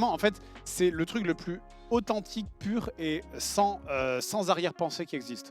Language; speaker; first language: French; native; French